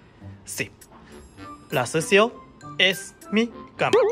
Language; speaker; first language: Spanish; non-native, learner; Japanese